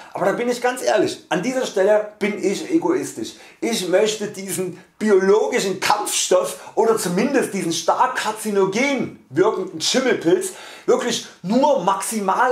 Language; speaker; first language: German; native; German